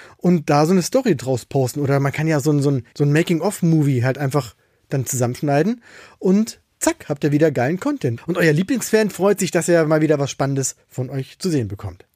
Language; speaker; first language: German; native; German